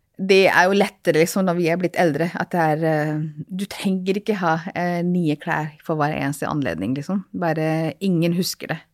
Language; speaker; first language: Norwegian; non-native, fluent; Hindi